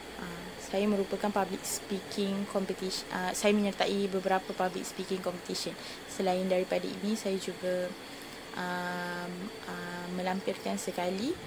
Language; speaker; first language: Malay; native; Malay